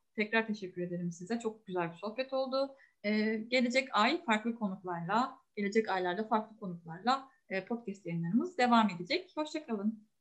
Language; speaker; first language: Turkish; native; Turkish